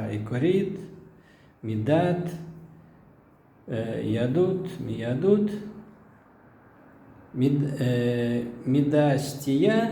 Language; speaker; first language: Hebrew; non-native, fluent; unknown